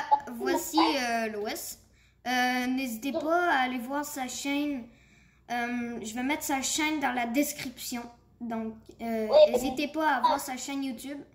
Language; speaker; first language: French; native; French